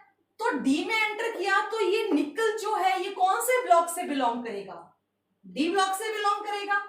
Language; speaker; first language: Hindi; native; Hindi